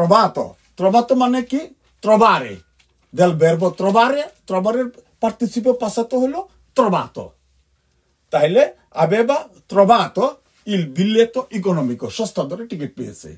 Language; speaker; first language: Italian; non-native, fluent; Bangla